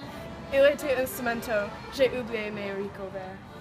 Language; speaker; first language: French; non-native, learner; English